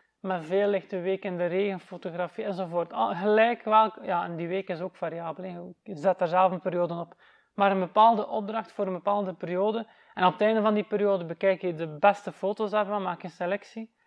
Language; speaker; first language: Dutch; native; Dutch